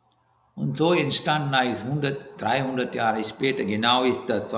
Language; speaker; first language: German; non-native, learner; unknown